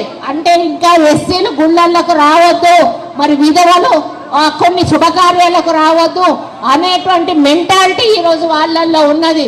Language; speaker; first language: Telugu; native; Telugu